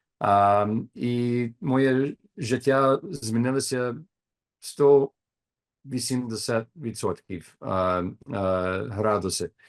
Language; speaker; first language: Ukrainian; non-native, learner; English